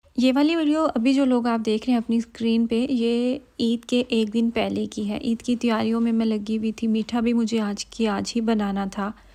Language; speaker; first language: Urdu; native; Urdu